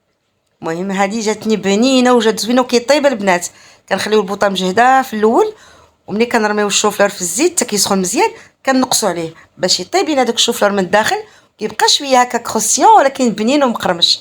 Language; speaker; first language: Arabic; native; Arabic